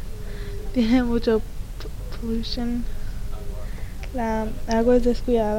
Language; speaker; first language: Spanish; early bilingual, heritage; Spanish